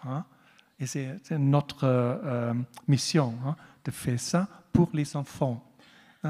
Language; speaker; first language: French; non-native, learner; German